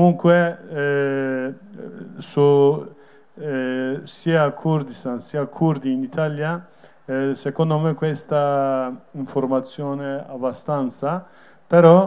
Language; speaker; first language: Italian; non-native, learner; Kurdish